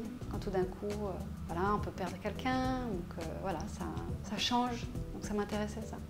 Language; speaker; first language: French; native; French